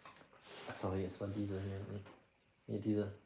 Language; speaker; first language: German; native; German